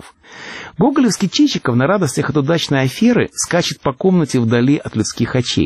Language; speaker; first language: Russian; native; Russian